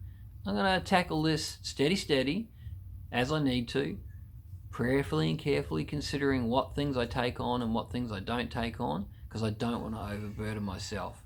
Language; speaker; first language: English; native; English